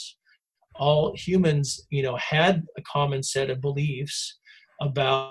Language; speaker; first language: English; native; English